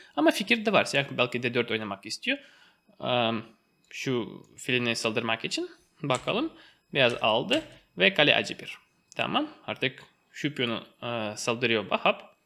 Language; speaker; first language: Turkish; non-native, fluent; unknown